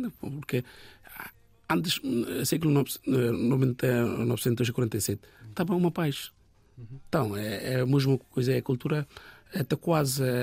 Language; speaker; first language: Portuguese; non-native, learner; Bangla